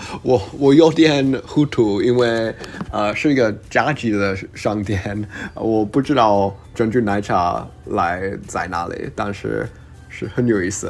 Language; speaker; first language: Chinese; early bilingual, heritage; English